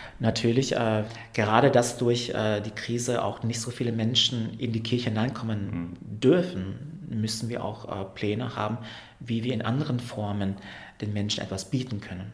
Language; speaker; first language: German; early bilingual, other home language; Vietnamese